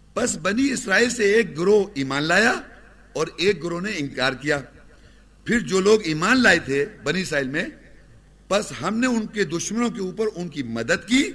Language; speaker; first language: Urdu; native; Urdu